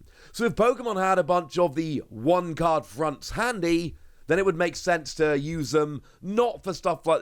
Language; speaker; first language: English; native; English